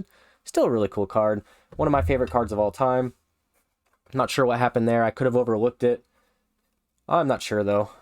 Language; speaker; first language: English; native; English